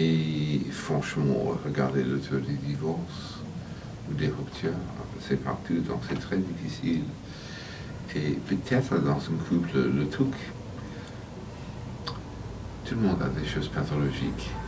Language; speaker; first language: French; non-native, fluent; English